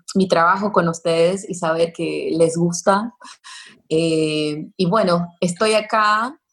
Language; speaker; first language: Spanish; non-native, fluent; Portuguese